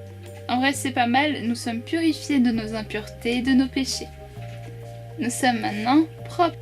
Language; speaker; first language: French; native; French